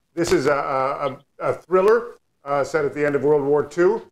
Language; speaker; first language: English; native; English